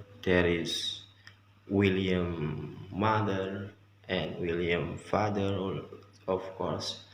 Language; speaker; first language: English; non-native, learner; Indonesian